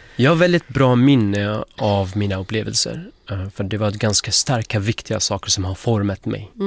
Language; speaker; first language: Swedish; non-native, fluent; Arabic